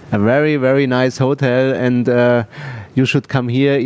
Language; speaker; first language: English; non-native, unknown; German